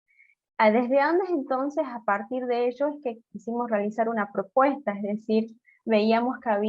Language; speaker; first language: Spanish; native; Spanish